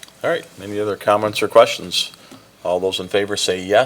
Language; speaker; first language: English; native; English